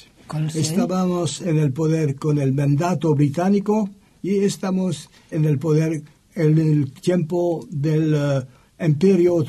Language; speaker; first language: Spanish; non-native, learner; French